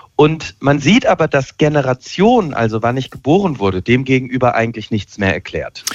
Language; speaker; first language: German; native; German